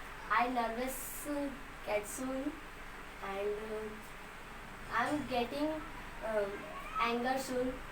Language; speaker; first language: English; non-native, learner; Hindi